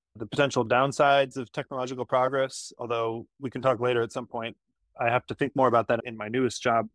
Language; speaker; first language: English; native; English